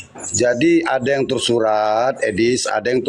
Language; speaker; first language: Indonesian; native; Indonesian